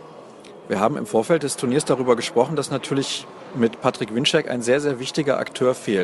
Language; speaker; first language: German; native; German